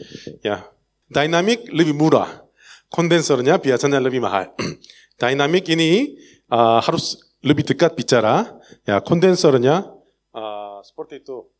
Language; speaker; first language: Indonesian; non-native, learner; Korean